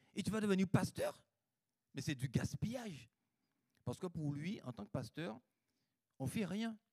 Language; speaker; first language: French; native; French